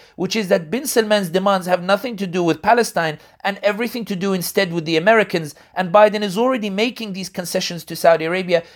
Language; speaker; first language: English; native; English